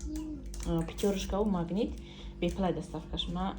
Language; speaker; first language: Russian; non-native, local second language; Tajik